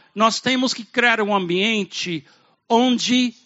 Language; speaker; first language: Portuguese; non-native, fluent; English